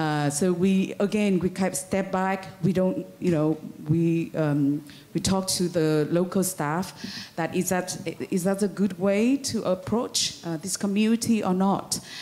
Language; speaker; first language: English; non-native, fluent; Vietnamese